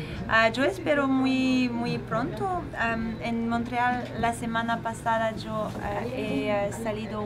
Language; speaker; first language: Spanish; non-native, learner; French